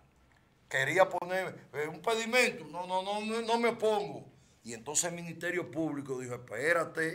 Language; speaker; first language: Spanish; native; Spanish